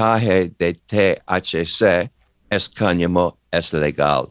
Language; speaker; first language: Spanish; non-native, learner; English